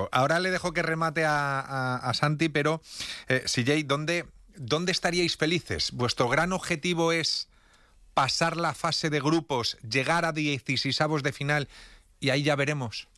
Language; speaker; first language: Spanish; native; Spanish